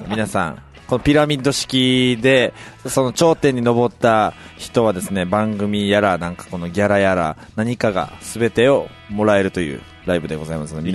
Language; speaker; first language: Japanese; native; Japanese